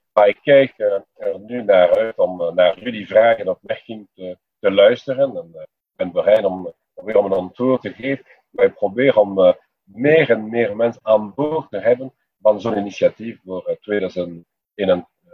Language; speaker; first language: Dutch; non-native, local second language; French